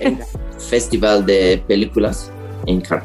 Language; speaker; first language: Spanish; non-native, learner; English